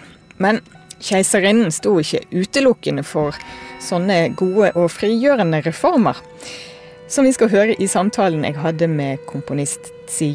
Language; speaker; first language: Norwegian; native; Norwegian